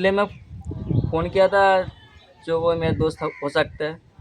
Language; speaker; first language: Hindi; non-native, local second language; Bangla